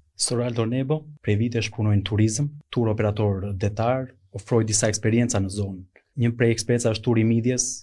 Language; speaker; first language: Albanian; native; Albanian